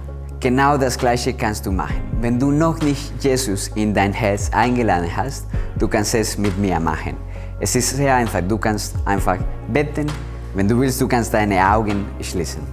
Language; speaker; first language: German; non-native, fluent; Spanish